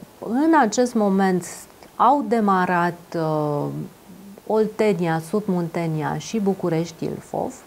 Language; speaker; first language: Romanian; native; Romanian